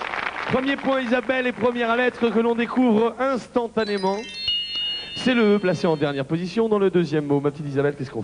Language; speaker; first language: French; native; French